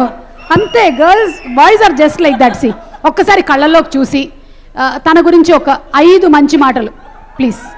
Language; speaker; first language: Telugu; native; Telugu